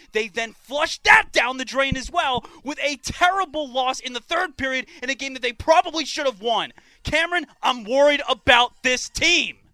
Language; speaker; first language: English; native; English